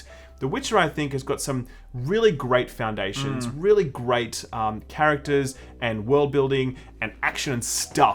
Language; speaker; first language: English; native; English